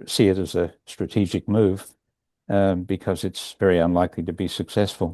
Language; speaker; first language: English; native; English